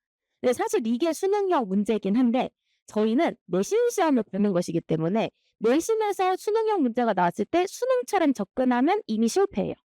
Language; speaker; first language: Korean; native; Korean